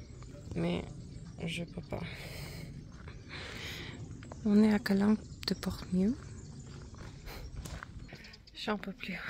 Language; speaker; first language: French; non-native, learner; English